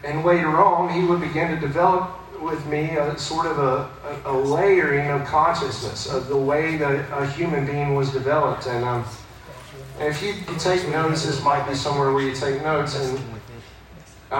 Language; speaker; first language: English; native; English